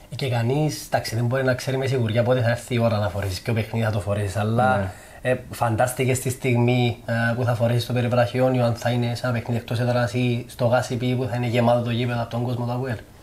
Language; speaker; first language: Greek; native; Greek